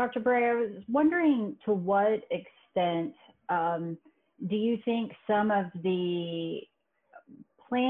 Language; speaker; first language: English; native; English